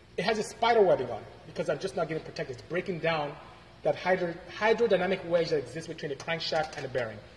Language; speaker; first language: English; native; English